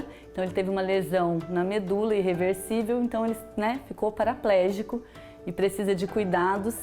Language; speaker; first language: Portuguese; native; Portuguese